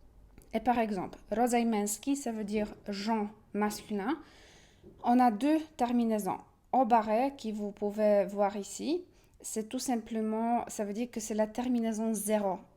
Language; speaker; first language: French; non-native, fluent; Polish